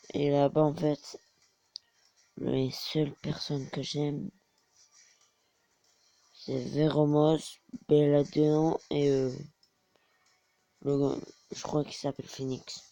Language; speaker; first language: French; native; French